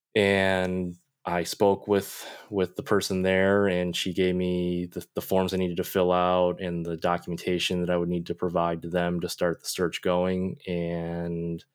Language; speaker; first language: English; native; English